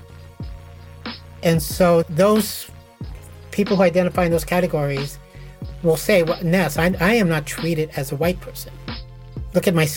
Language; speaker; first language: English; native; English